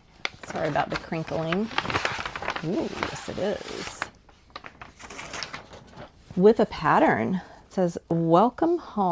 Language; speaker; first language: English; native; English